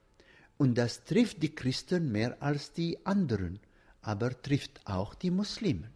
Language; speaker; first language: German; non-native, fluent; Arabic